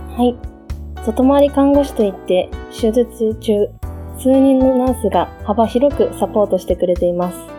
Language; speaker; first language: Japanese; native; Japanese